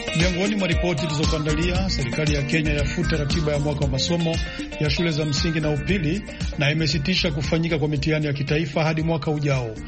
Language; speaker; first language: Swahili; non-native, local second language; Rundi